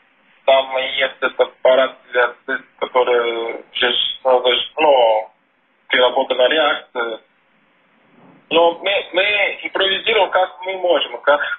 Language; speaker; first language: Russian; non-native, fluent; Portuguese